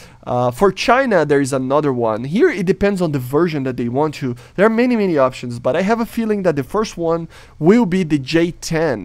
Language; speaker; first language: English; non-native, fluent; Portuguese